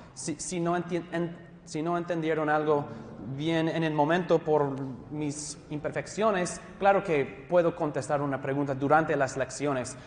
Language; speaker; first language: Spanish; non-native, fluent; English